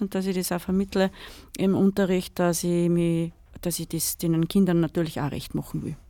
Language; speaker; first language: German; native; German